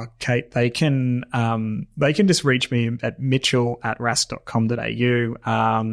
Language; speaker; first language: English; native; English